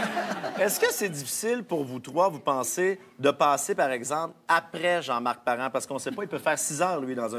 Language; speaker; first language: French; native; French